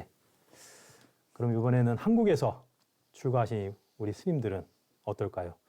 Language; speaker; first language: Korean; native; Korean